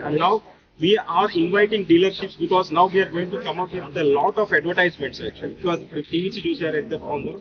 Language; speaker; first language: English; non-native, local second language; Telugu